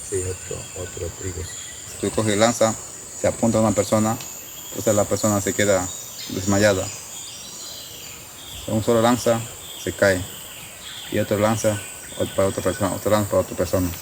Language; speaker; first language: Spanish; non-native, local second language; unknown